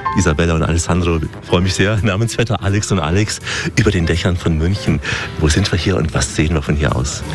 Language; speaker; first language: German; native; German